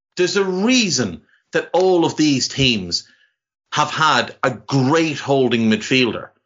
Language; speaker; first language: English; native; English